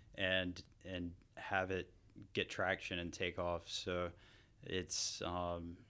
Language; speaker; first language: English; native; English